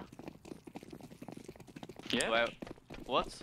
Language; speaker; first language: English; non-native, learner; Portuguese